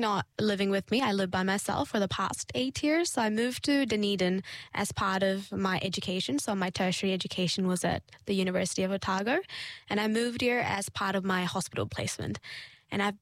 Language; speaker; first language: English; native; English